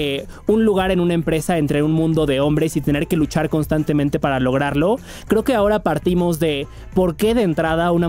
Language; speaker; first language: Spanish; native; Spanish